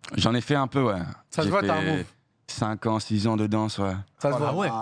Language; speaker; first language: French; early bilingual, heritage; English